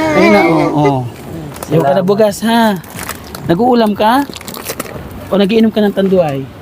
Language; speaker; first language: Filipino; non-native, local second language; Waray